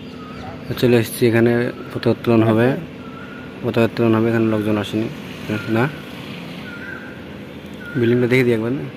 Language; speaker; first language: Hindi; non-native, local second language; Bangla